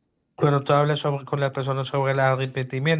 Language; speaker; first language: Spanish; non-native, fluent; Dutch